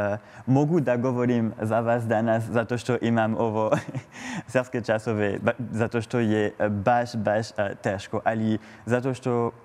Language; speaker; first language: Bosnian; non-native, learner; French